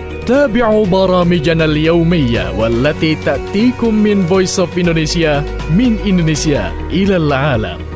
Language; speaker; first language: Arabic; non-native, fluent; Indonesian